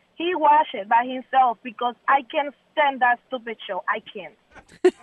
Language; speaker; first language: English; non-native, learner; Spanish